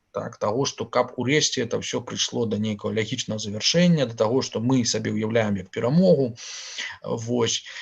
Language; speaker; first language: Belarusian; non-native, local second language; Russian